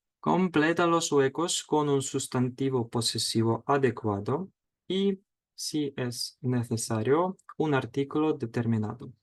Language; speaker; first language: Spanish; non-native, fluent; Ukrainian